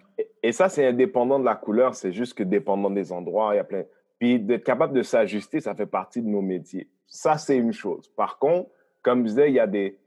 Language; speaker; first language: French; early bilingual, other home language; Haitian Creole